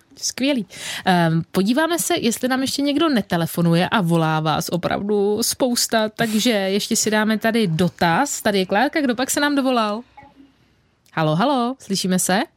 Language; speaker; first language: Czech; native; Czech